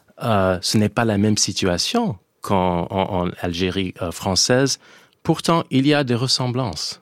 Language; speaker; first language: French; non-native, fluent; English